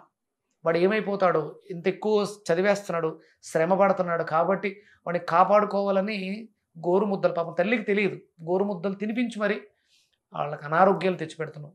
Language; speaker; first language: Telugu; native; Telugu